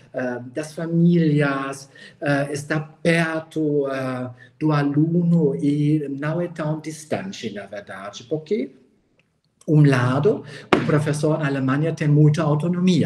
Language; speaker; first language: Portuguese; non-native, fluent; German